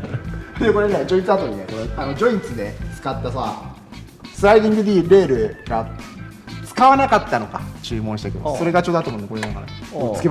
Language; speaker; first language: Japanese; native; Japanese